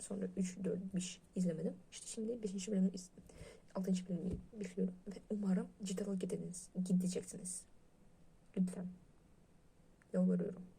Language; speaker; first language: Turkish; non-native, learner; Russian